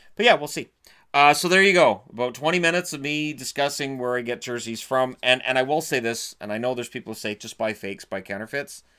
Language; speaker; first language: English; native; English